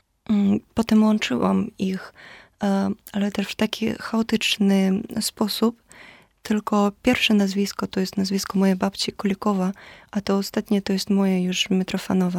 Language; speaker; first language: Polish; non-native, fluent; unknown